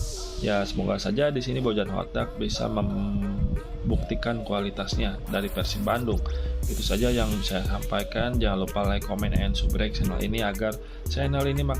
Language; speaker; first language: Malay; non-native, local second language; Sundanese